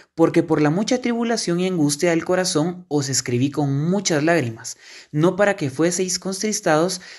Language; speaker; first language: Spanish; native; Spanish